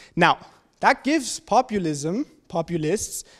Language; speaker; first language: English; non-native, fluent; German